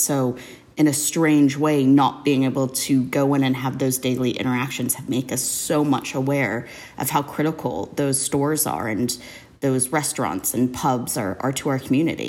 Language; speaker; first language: English; native; English